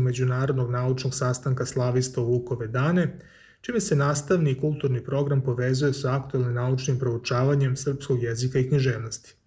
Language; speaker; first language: Serbian; native; Serbian